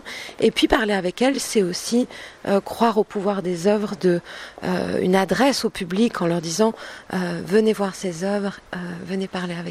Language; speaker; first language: French; native; French